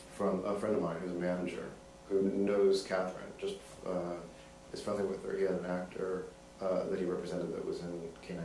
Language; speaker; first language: English; native; English